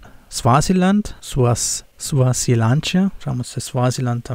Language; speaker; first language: Portuguese; non-native, fluent; German